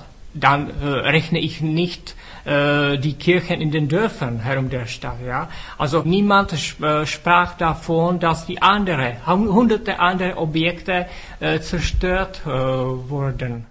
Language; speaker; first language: German; non-native, fluent; Czech